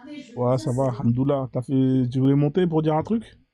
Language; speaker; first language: French; native; French